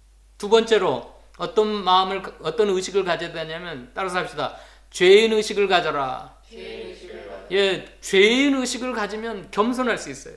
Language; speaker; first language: Korean; native; Korean